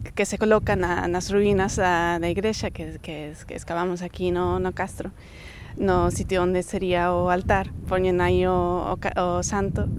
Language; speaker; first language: Galician; non-native, fluent; English